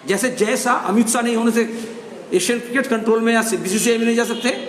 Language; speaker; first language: Hindi; non-native, local second language; Bangla